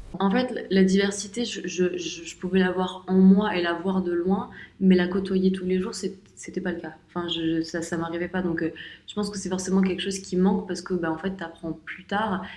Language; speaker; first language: French; native; French